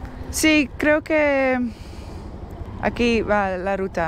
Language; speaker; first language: Spanish; non-native, learner; Dutch